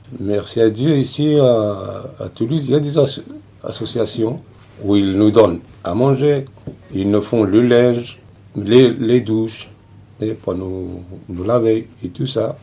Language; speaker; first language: French; non-native, local second language; Arabic